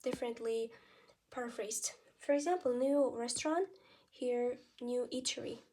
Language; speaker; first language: English; non-native, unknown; Kazakh